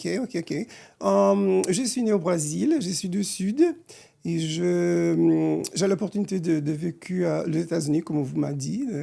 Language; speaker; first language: French; non-native, fluent; Portuguese